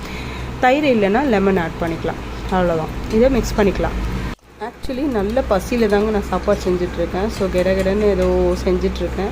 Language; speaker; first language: Tamil; native; Tamil